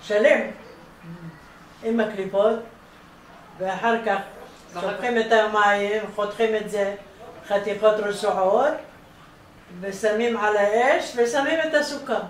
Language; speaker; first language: Hebrew; non-native, fluent; Arabic